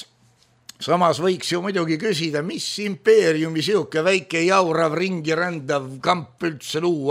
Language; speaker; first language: Estonian; native; Estonian